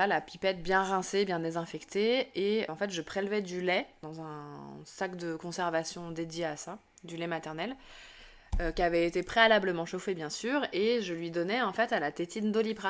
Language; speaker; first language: French; native; French